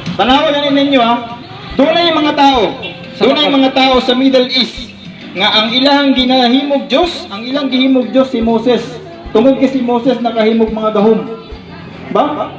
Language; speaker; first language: Cebuano; native; Cebuano